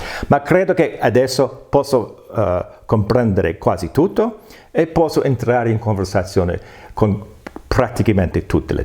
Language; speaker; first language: Italian; non-native, fluent; English